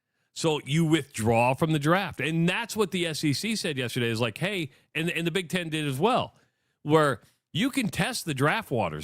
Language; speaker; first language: English; native; English